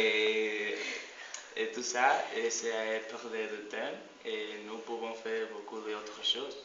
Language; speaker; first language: French; non-native, learner; Spanish